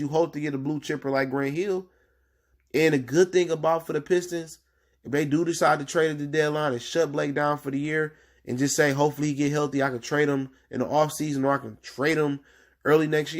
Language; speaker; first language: English; native; English